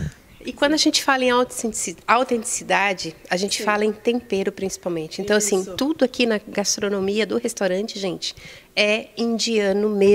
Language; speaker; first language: Portuguese; native; Portuguese